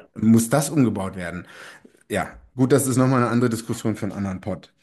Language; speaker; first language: German; native; German